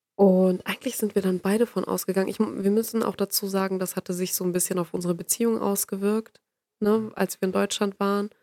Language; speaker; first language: German; native; German